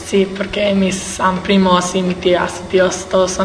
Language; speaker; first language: Spanish; early bilingual, heritage; English